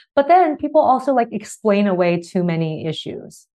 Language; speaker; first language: English; early bilingual, other home language; Chinese